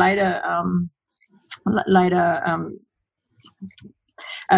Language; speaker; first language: English; native; English